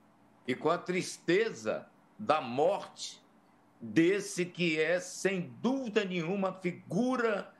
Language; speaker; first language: Portuguese; native; Portuguese